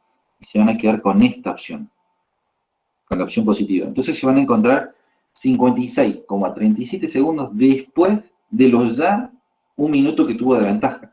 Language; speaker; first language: Spanish; native; Spanish